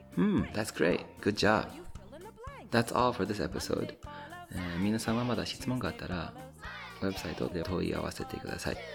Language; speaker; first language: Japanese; non-native, fluent; English